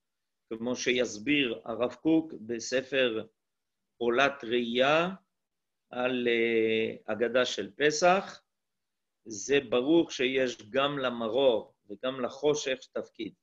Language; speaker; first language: Hebrew; non-native, fluent; French